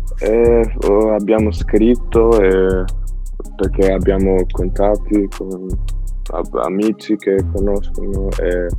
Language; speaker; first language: Italian; non-native, learner; Albanian